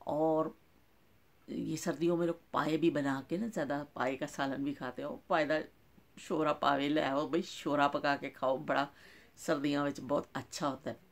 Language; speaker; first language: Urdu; non-native, local second language; Punjabi